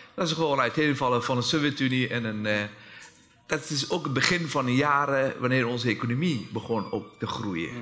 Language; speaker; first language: Dutch; non-native, fluent; Persian